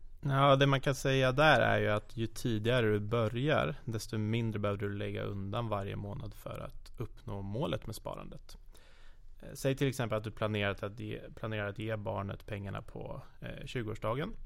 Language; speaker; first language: Swedish; native; Swedish